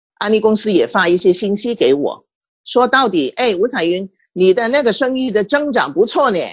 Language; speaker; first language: Chinese; non-native, local second language; Cantonese